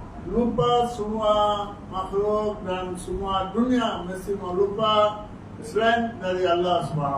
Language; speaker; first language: Indonesian; non-native, learner; Tamil